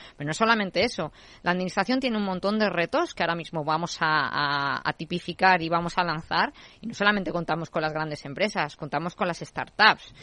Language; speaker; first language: Spanish; native; Spanish